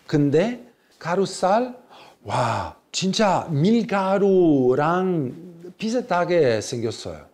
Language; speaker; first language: Korean; non-native, fluent; Italian